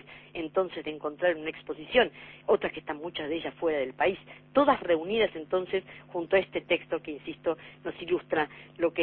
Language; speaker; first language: Spanish; native; Spanish